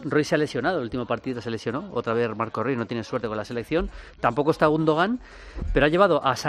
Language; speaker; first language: Spanish; native; Spanish